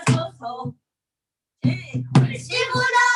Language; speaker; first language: Korean; native; Korean